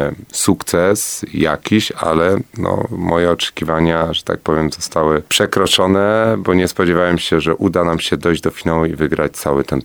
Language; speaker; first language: Polish; native; Polish